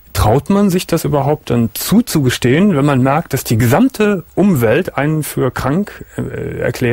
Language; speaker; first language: German; native; German